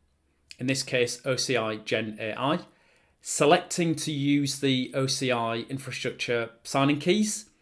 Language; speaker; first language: English; native; English